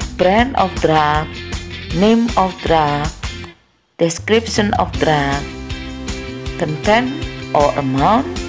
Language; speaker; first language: English; non-native, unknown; Indonesian